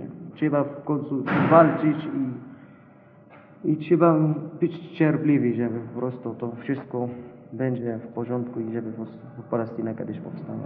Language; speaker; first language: Polish; non-native, local second language; Arabic